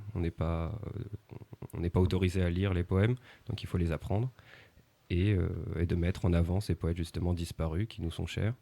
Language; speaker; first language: French; native; French